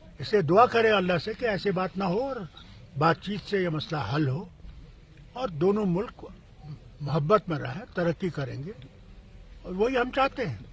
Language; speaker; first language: Urdu; non-native, local second language; Kashmiri